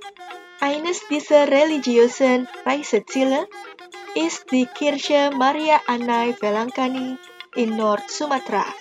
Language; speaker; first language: German; non-native, fluent; Indonesian